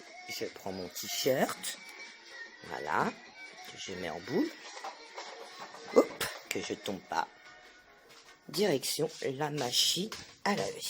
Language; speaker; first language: French; native; French